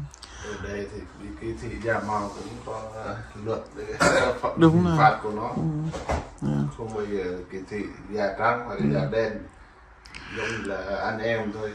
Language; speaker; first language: Vietnamese; non-native, local second language; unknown